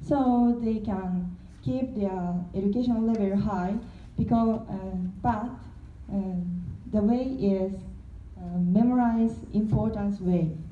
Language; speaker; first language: English; non-native, learner; Korean